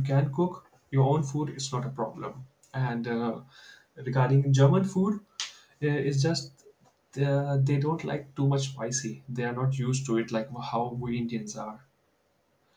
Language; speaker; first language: English; non-native, local second language; Hindi